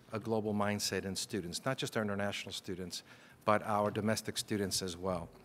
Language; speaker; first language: English; native; English